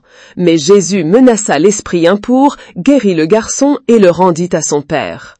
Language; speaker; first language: French; native; French